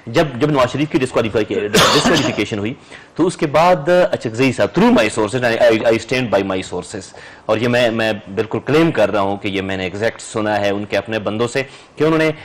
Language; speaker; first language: Urdu; non-native, local second language; Pashto